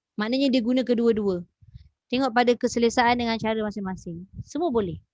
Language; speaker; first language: Malay; native; Malay